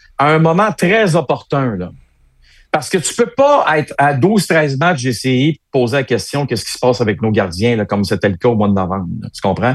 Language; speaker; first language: French; native; French